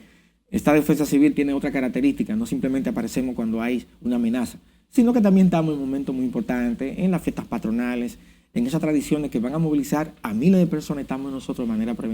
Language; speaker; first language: Spanish; native; Spanish